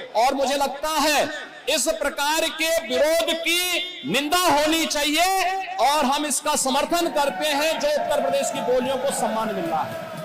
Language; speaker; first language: Hindi; native; Hindi